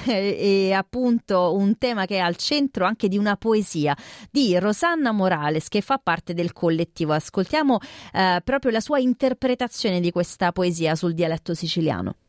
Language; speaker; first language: Italian; native; Italian